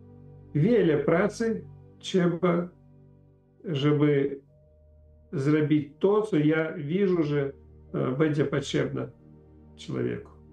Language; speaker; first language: Polish; non-native, learner; Ukrainian